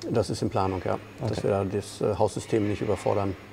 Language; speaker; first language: German; native; German